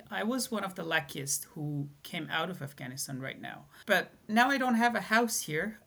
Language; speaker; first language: English; non-native, fluent; Persian